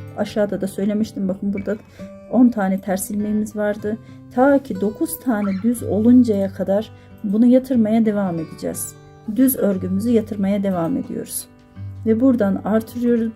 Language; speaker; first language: Turkish; native; Turkish